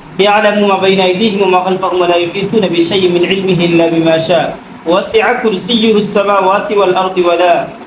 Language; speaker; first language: Arabic; non-native, fluent; Bangla